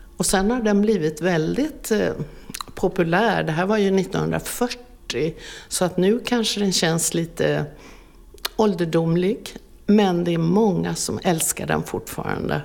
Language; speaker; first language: Swedish; native; Swedish